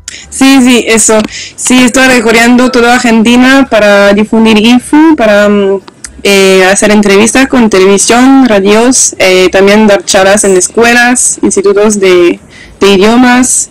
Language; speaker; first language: Spanish; non-native, learner; French